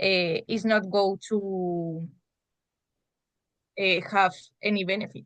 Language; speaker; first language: English; non-native, learner; Spanish